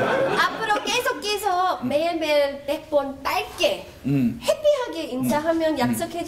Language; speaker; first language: Korean; non-native, learner; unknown